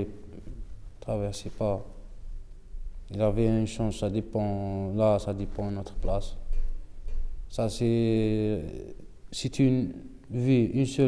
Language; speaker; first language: French; non-native, local second language; Arabic